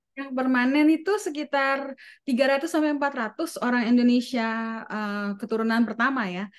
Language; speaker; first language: Indonesian; native; Indonesian